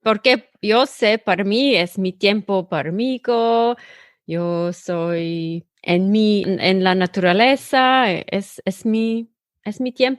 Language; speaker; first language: Spanish; non-native, learner; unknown